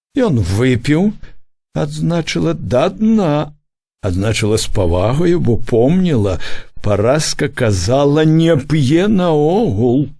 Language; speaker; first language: Belarusian; native; Belarusian